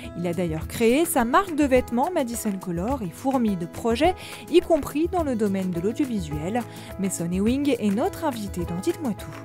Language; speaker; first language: French; native; French